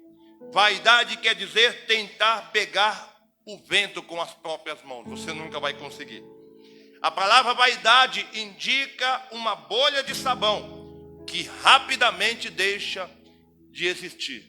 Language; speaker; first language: Portuguese; native; Portuguese